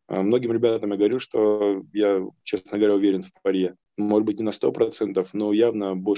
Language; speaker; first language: Russian; native; Russian